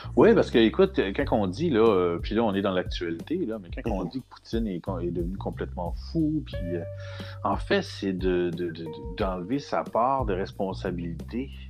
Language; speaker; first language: French; native; French